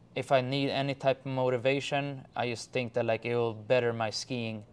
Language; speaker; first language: English; non-native, fluent; Swedish